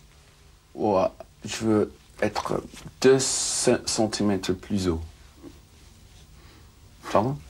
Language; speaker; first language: French; non-native, fluent; English